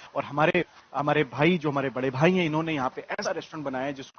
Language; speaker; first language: Hindi; native; Hindi